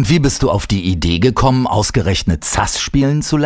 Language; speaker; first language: German; native; German